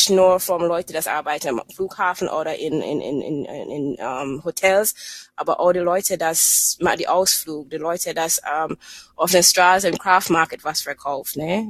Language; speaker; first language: German; non-native, fluent; English